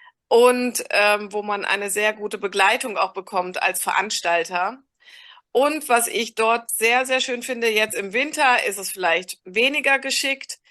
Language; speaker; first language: German; native; German